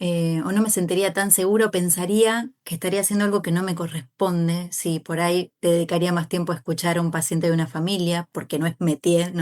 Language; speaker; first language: Spanish; native; Spanish